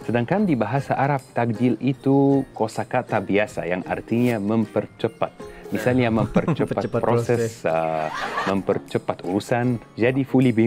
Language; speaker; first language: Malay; non-native, fluent; Arabic